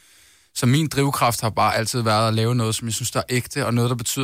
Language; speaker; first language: Danish; native; Danish